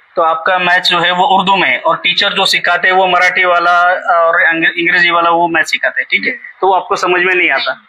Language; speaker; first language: Hindi; non-native, local second language; Marathi